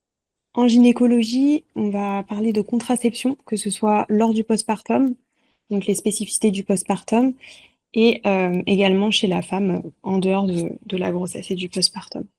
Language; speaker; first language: French; native; French